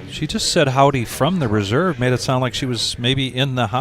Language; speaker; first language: English; native; English